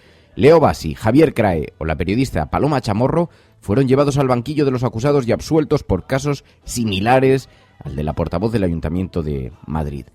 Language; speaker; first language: Spanish; native; Spanish